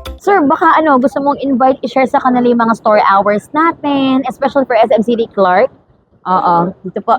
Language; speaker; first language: Filipino; non-native, local second language; Pampanga